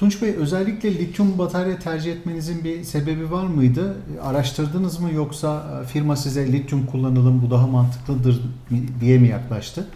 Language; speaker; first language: Turkish; native; Turkish